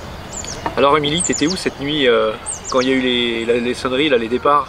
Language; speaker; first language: French; native; French